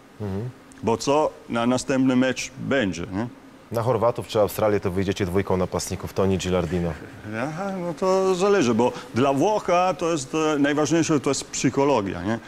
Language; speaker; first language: Polish; non-native, fluent; Italian